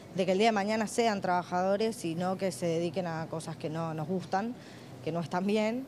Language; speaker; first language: Spanish; native; Spanish